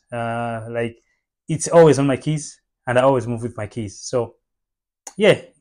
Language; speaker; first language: English; non-native, local second language; Nyanja